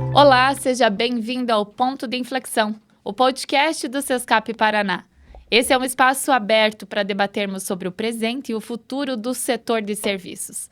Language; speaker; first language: Portuguese; native; Portuguese